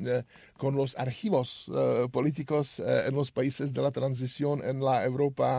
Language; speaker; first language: Spanish; non-native, learner; Czech